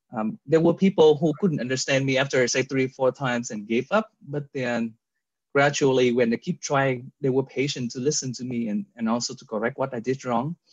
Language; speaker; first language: English; non-native, fluent; Vietnamese